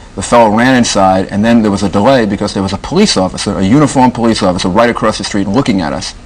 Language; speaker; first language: English; native; English